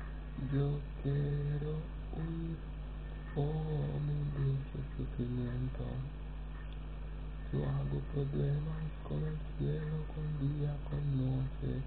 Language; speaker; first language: Spanish; non-native, learner; Romanian